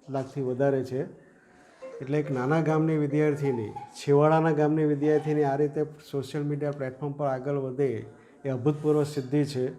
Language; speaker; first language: Gujarati; native; Gujarati